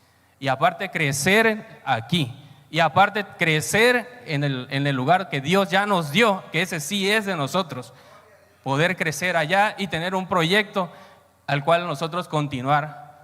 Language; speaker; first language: Spanish; native; Spanish